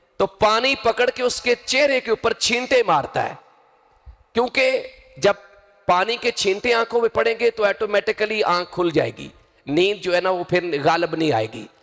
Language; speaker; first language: Urdu; non-native, local second language; Punjabi